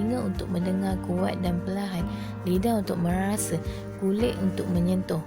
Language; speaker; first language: Malay; native; Malay